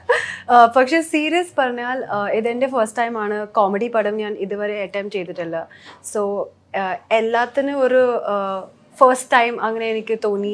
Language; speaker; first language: Malayalam; early bilingual, heritage; Malayalam